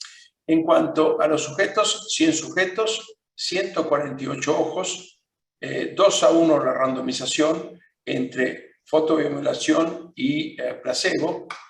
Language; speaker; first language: Spanish; native; Spanish